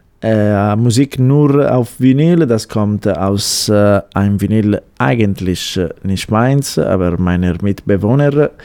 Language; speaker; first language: German; non-native, fluent; Italian